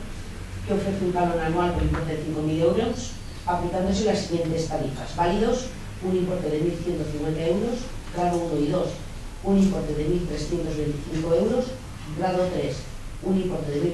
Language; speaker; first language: Spanish; native; Spanish